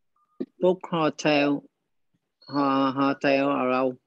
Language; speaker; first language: English; non-native, learner; Vietnamese